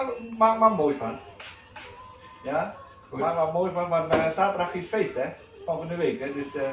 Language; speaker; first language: Dutch; non-native, learner; Khmer